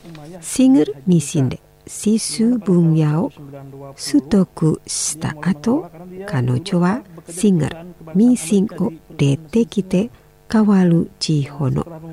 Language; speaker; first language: Japanese; non-native, learner; Indonesian